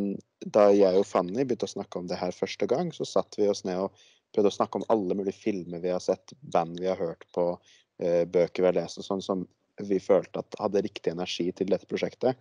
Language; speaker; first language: Norwegian; native; Norwegian